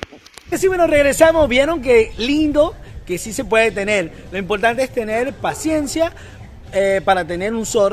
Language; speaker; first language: Spanish; native; Spanish